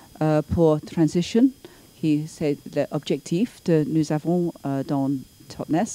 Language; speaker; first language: French; non-native, learner; English